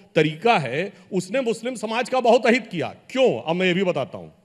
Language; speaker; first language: Hindi; native; Hindi